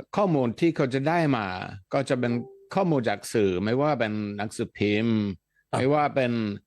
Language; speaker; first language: Thai; non-native, fluent; Dutch